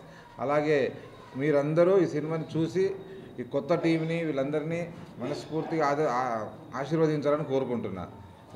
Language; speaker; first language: Telugu; native; Telugu